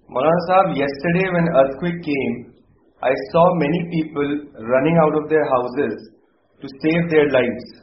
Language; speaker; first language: English; non-native, local second language; Urdu